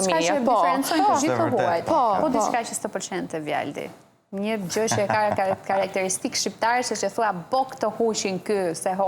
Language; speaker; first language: Albanian; native; Albanian